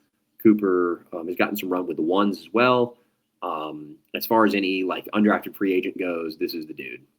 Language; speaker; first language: English; native; English